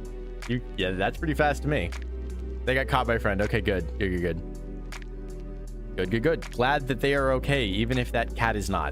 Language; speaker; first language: English; native; English